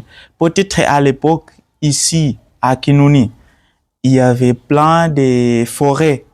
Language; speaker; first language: French; non-native, learner; Swahili